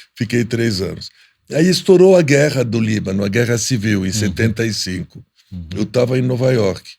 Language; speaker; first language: Portuguese; early bilingual, heritage; Portuguese